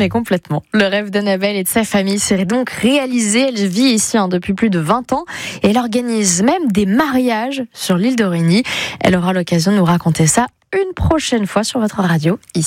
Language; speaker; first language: French; native; French